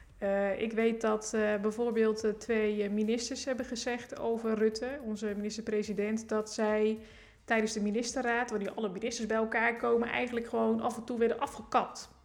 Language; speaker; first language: Dutch; native; Dutch